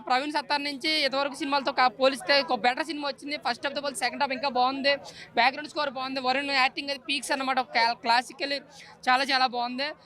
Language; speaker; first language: Telugu; native; Telugu